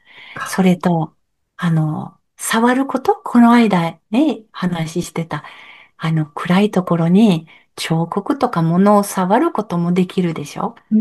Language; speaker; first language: Japanese; non-native, learner; French